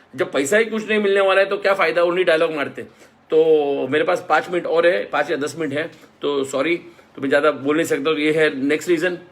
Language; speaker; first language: Hindi; non-native, local second language; Marathi